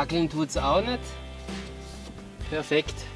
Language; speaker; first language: German; native; German